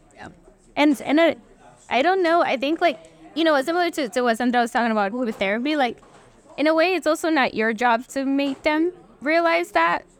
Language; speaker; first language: English; early bilingual, other home language; Spanish